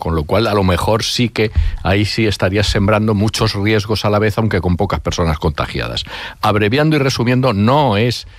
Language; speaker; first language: Spanish; native; Spanish